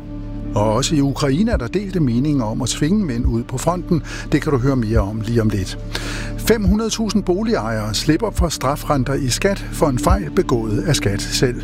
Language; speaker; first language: Danish; native; Danish